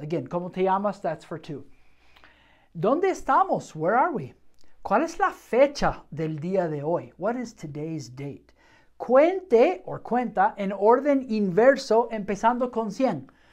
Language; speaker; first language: Spanish; non-native, fluent; English